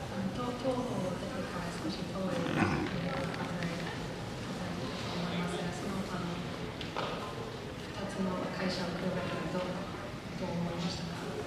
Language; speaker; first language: Japanese; non-native, fluent; English